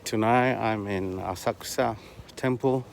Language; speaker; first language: English; non-native, learner; Spanish